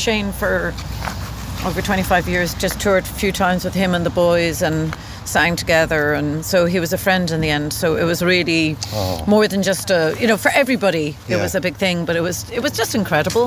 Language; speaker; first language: English; native; English